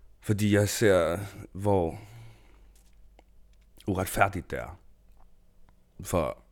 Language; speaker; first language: Danish; non-native, local second language; Kalaallisut